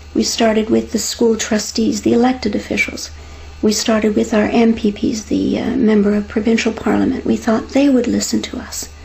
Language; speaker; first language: English; native; English